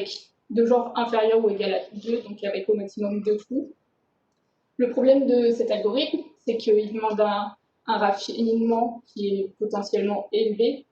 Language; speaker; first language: French; native; French